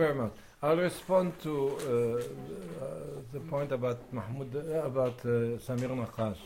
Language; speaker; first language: English; non-native, fluent; Arabic